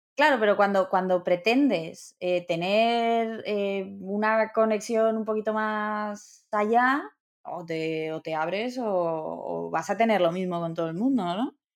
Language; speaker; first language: Spanish; native; Spanish